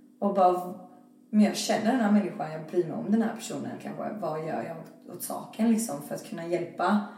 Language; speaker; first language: Swedish; early bilingual, other home language; Albanian